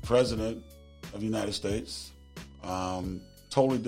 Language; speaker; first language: English; native; English